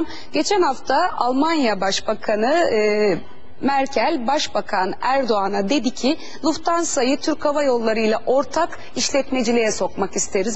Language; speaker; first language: Turkish; native; Turkish